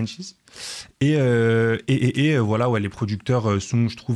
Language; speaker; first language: French; native; French